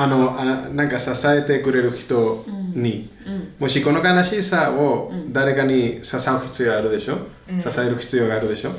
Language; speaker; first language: Japanese; non-native, fluent; Spanish